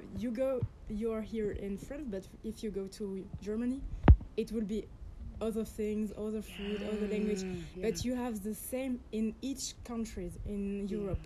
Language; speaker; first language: English; non-native, learner; French